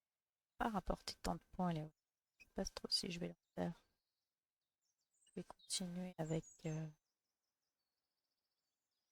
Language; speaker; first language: French; native; French